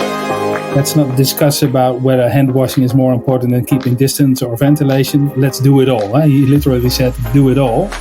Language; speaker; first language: English; non-native, fluent; Dutch